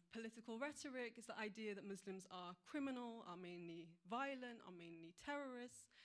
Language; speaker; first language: English; native; English